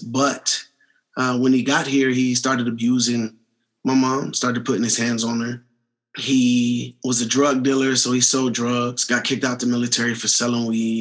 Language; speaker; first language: English; native; English